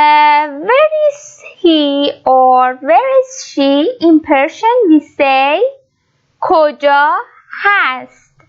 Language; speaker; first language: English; non-native, learner; Persian